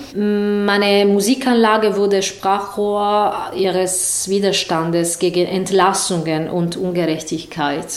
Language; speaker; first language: German; non-native, fluent; Italian